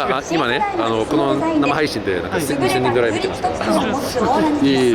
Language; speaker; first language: Japanese; non-native, fluent; English